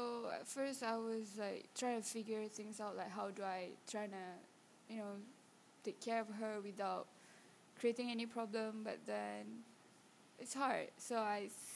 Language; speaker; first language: English; non-native, local second language; Malay